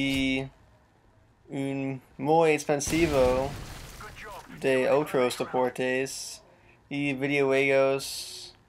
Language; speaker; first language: Spanish; non-native, learner; English